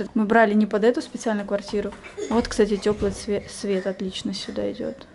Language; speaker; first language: Russian; native; Russian